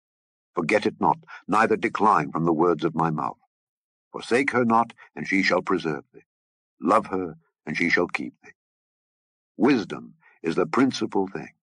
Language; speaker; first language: English; native; English